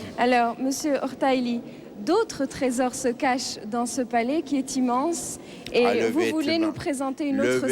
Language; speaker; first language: French; native; French